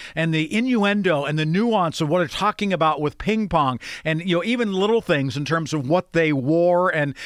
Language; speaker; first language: English; native; English